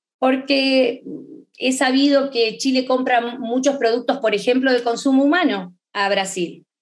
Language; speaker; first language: Spanish; native; Spanish